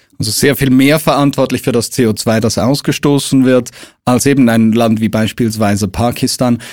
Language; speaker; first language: German; native; German